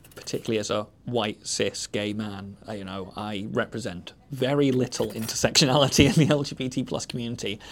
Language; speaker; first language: English; native; English